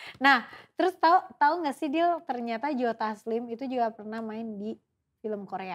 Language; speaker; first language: Indonesian; native; Indonesian